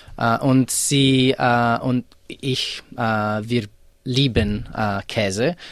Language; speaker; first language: German; non-native, local second language; Italian